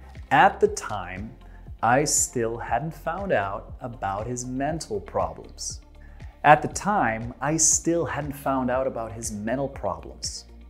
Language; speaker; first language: English; native; English